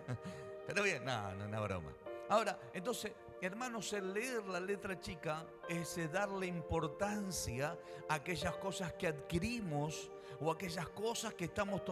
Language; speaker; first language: Spanish; native; Spanish